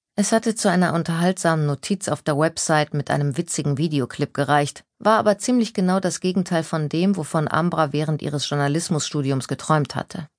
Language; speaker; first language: German; native; German